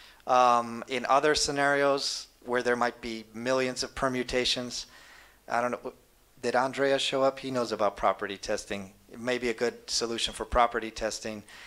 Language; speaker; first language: English; native; English